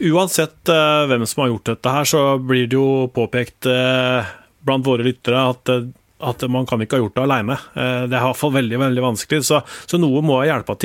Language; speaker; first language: Norwegian; native; Norwegian